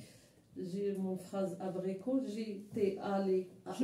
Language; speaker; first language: French; non-native, learner; Arabic